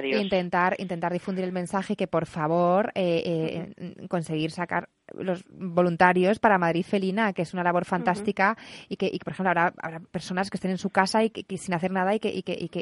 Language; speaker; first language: Spanish; early bilingual, other home language; English